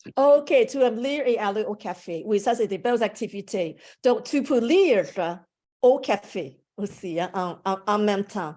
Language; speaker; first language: French; non-native, fluent; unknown